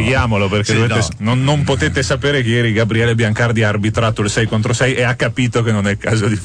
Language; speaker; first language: Italian; native; Italian